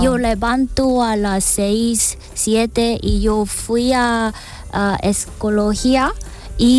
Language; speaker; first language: Spanish; non-native, learner; Korean